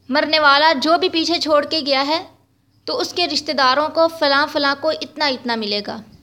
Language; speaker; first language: Urdu; native; Urdu